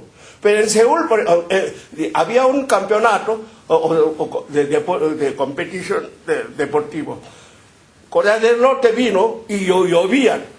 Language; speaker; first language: Spanish; non-native, fluent; Korean